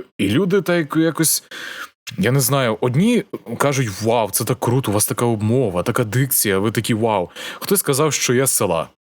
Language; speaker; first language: Ukrainian; native; Ukrainian